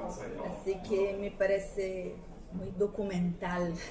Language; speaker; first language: Spanish; non-native, fluent; Portuguese